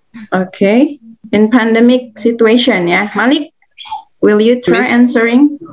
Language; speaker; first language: English; non-native, fluent; Indonesian